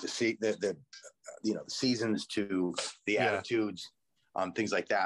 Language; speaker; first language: English; native; English